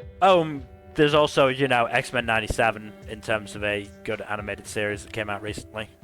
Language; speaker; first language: English; native; English